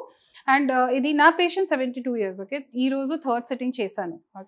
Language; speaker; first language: Telugu; non-native, fluent; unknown